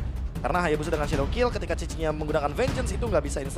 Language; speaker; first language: Indonesian; native; Indonesian